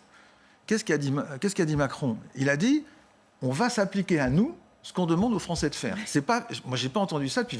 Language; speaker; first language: French; native; French